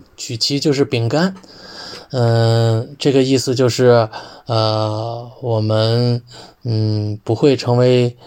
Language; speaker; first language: Chinese; native; Chinese